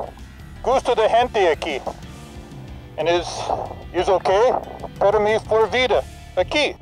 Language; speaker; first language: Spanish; non-native, learner; English